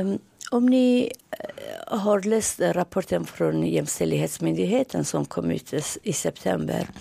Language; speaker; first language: Swedish; non-native, fluent; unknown